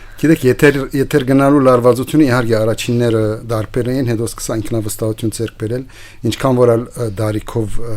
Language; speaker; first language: Armenian; early bilingual, heritage; Armenian